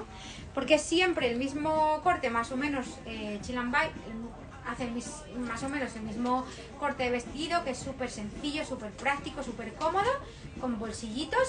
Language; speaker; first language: Spanish; native; Spanish